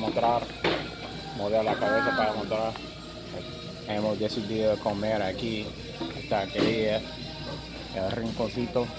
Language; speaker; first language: Spanish; non-native, learner; English